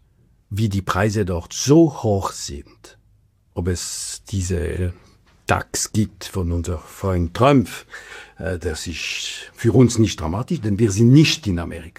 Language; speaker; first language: German; non-native, local second language; French